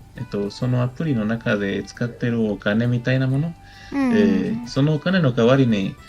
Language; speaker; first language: Japanese; non-native, learner; Spanish